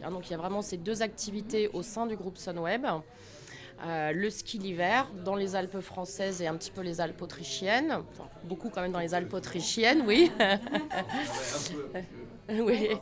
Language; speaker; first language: French; native; French